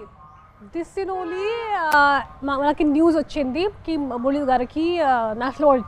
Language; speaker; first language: Telugu; non-native, fluent; Hindi